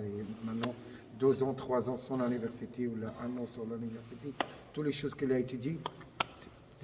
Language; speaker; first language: French; non-native, fluent; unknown